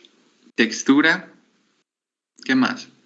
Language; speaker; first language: Spanish; native; Spanish